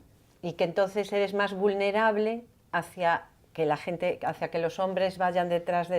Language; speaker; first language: Spanish; native; Spanish